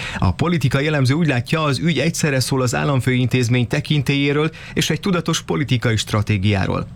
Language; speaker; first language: Hungarian; native; Hungarian